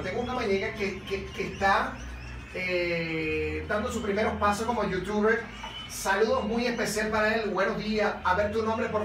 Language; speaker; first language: Spanish; native; Spanish